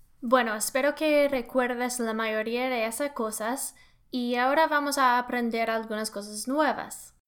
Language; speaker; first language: Spanish; non-native, learner; English